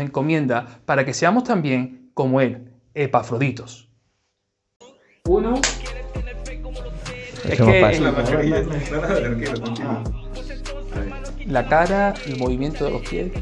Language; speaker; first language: Spanish; native; Spanish